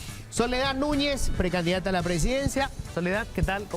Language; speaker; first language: Spanish; native; Spanish